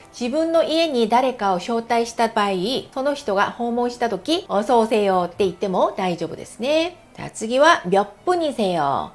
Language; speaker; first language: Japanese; non-native, fluent; Korean